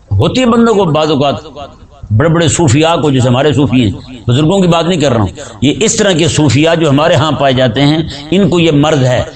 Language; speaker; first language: Urdu; non-native, local second language; Punjabi